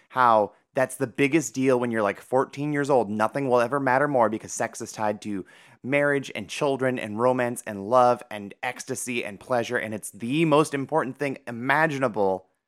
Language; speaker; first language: English; native; English